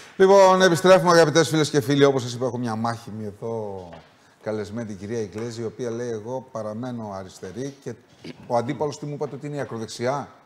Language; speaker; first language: Greek; native; Greek